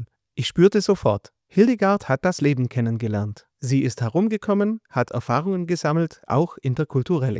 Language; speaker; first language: German; native; German